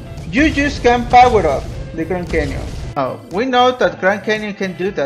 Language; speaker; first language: English; non-native, learner; Spanish